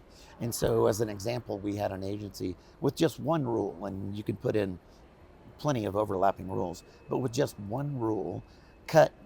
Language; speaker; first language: English; native; English